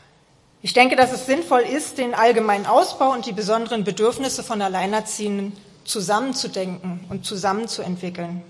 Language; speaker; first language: German; native; German